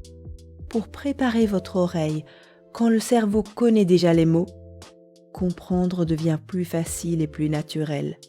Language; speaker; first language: French; native; French